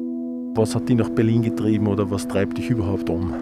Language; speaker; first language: German; native; German